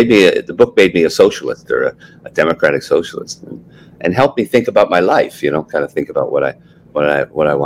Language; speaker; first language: English; native; English